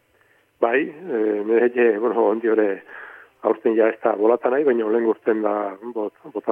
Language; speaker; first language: Basque; native; Basque